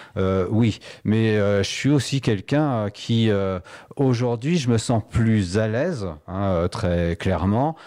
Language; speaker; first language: French; native; French